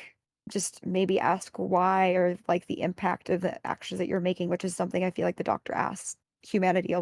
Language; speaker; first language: English; native; English